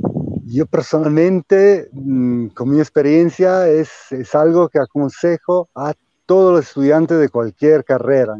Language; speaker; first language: Spanish; non-native, fluent; Italian